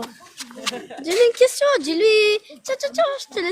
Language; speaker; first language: French; early bilingual, other home language; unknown